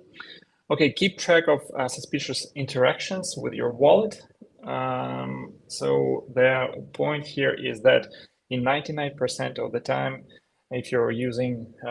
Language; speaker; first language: English; non-native, fluent; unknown